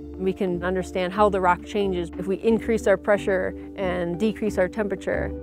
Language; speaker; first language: English; native; English